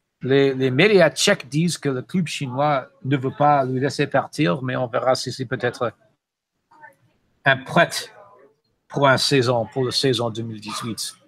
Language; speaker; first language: French; non-native, fluent; English